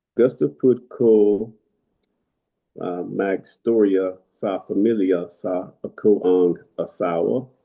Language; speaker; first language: Cebuano; non-native, learner; English